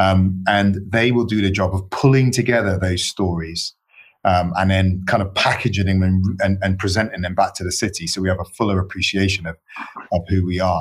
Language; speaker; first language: English; native; English